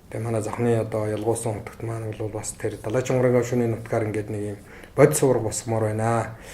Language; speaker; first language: Mongolian; native; Mongolian